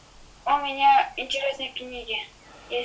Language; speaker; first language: Russian; non-native, learner; Kyrgyz